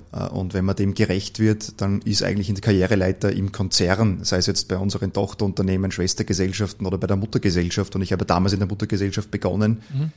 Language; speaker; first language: German; native; German